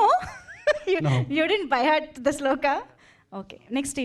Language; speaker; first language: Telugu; native; Telugu